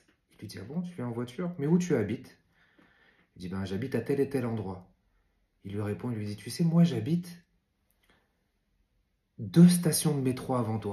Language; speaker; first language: French; native; French